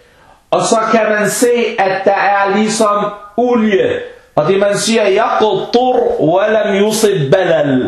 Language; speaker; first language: Danish; non-native, fluent; Arabic